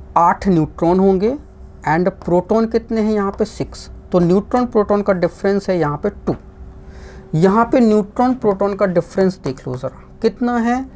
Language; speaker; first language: Hindi; non-native, local second language; Gujarati